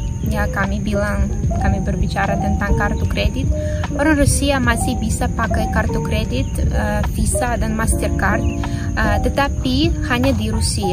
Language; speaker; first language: Indonesian; non-native, fluent; Russian